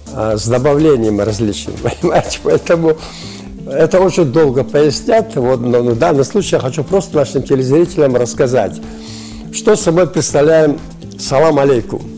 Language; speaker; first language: Russian; non-native, local second language; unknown